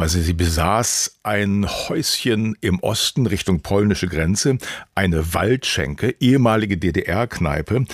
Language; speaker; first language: German; native; German